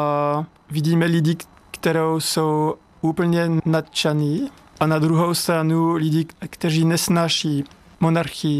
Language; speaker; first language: Czech; non-native, fluent; French